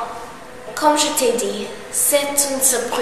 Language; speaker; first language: French; non-native, learner; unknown